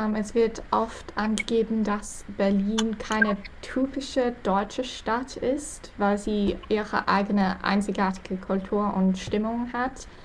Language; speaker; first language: German; non-native, fluent; English